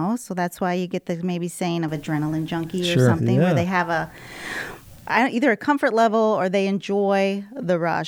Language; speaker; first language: English; native; English